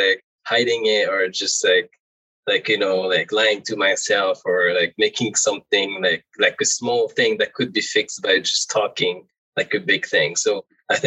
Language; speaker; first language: English; non-native, fluent; French